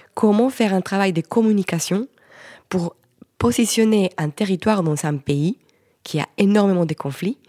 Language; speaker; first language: French; non-native, fluent; Spanish